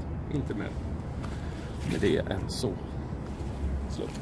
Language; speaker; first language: Swedish; native; Swedish